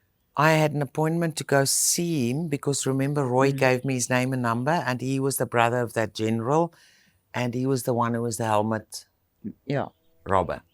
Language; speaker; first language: English; non-native, local second language; Afrikaans